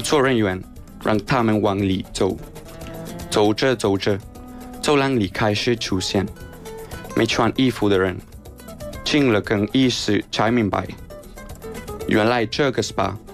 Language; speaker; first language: Chinese; non-native, learner; Spanish